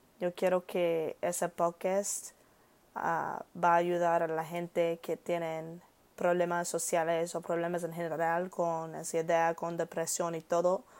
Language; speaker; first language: Spanish; early bilingual, heritage; English